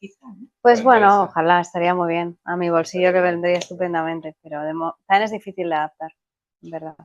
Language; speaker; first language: Spanish; native; Spanish